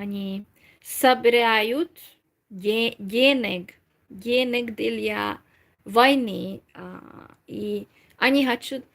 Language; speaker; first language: Russian; non-native, learner; Hungarian